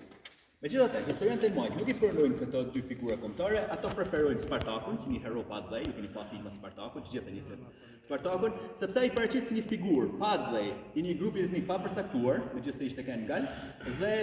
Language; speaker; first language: Albanian; native; Albanian